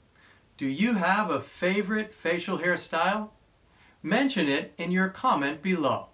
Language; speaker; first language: English; native; English